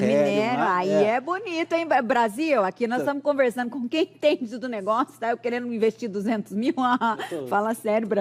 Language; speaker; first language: Portuguese; native; Portuguese